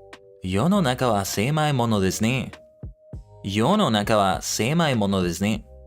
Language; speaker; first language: Japanese; non-native, learner; English